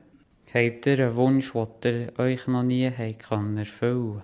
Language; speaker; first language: German; native; German